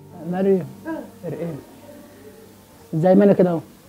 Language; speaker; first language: Arabic; native; Arabic